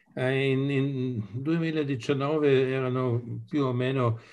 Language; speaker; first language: Italian; non-native, fluent; German